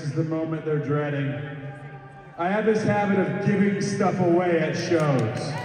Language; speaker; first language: English; native; English